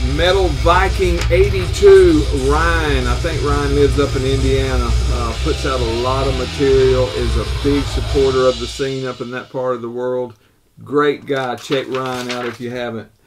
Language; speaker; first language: English; native; English